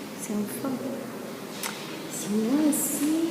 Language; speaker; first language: French; non-native, learner; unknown